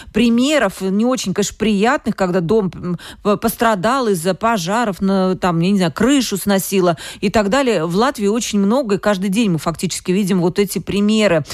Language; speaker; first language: Russian; native; Russian